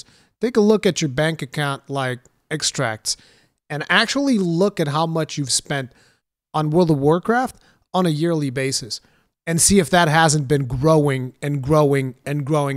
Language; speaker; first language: English; native; English